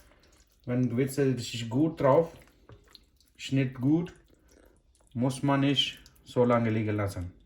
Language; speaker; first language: German; non-native, learner; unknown